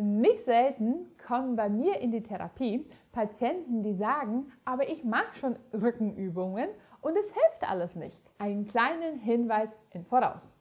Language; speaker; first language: German; native; German